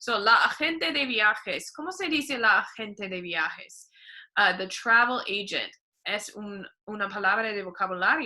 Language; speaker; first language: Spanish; non-native, fluent; English